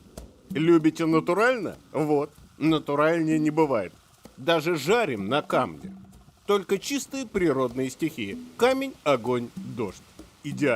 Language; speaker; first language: Russian; native; Russian